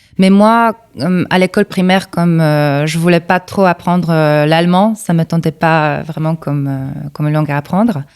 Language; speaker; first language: French; non-native, fluent; Polish